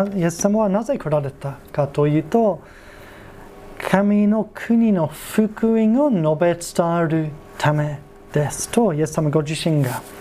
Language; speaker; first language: Japanese; non-native, fluent; English